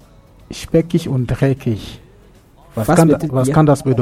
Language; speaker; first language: German; non-native, fluent; French